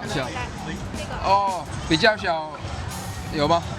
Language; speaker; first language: Chinese; non-native, learner; Indonesian